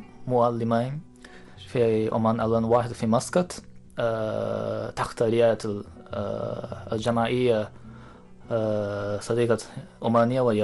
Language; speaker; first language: Arabic; non-native, learner; Japanese